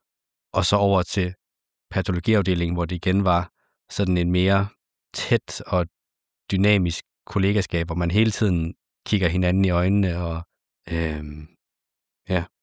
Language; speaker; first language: Danish; native; Danish